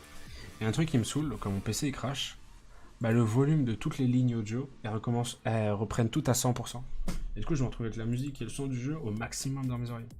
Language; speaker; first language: French; native; French